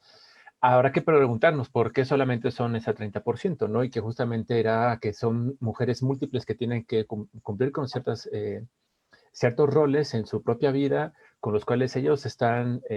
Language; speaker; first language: Spanish; native; Spanish